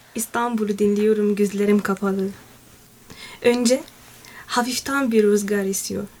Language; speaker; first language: Turkish; non-native, fluent; Arabic